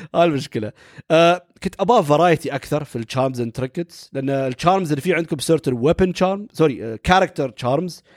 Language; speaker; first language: Arabic; native; Arabic